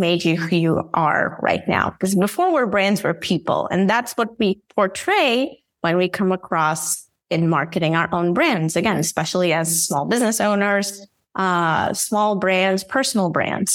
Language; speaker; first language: English; non-native, fluent; Portuguese